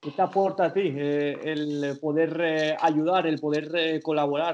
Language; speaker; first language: Spanish; native; Spanish